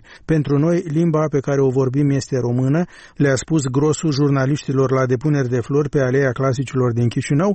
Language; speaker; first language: Romanian; native; Romanian